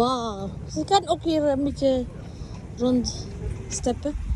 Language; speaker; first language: Dutch; non-native, learner; Filipino